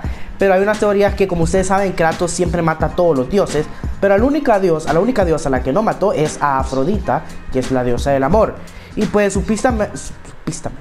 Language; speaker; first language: Spanish; native; Spanish